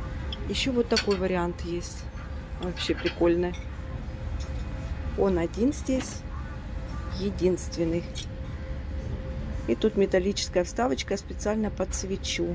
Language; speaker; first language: Russian; native; Russian